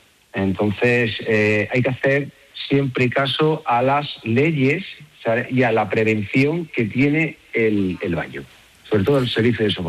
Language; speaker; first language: Spanish; native; Spanish